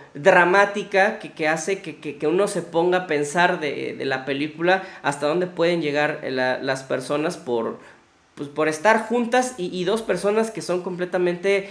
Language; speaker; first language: Spanish; native; Spanish